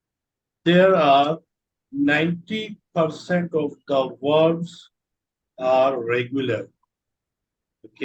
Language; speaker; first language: English; non-native, local second language; Urdu